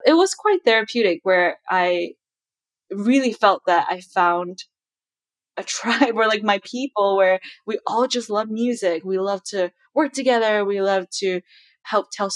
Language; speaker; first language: English; non-native, local second language; Chinese